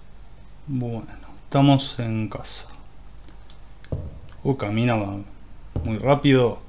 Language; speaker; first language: Spanish; native; Spanish